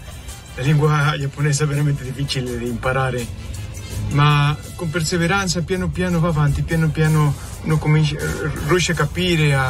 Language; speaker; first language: Italian; non-native, fluent; Spanish